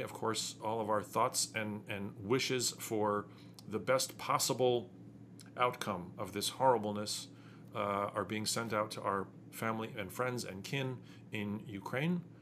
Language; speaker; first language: English; early bilingual, other home language; Ukrainian